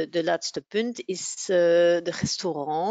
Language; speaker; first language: Dutch; non-native, local second language; French